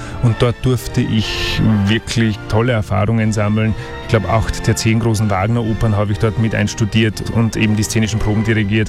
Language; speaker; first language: German; native; German